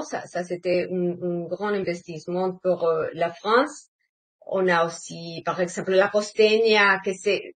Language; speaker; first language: French; non-native, fluent; Spanish